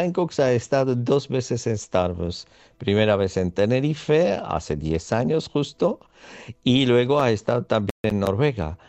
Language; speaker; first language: Spanish; non-native, fluent; Armenian